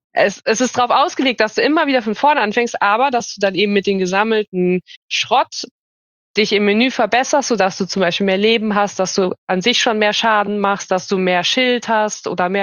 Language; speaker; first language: German; native; German